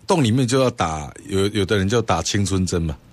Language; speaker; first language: Chinese; native; Chinese